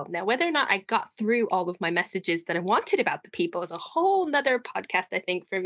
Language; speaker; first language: English; native; English